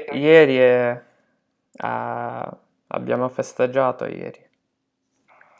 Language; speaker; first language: Italian; early bilingual, heritage; English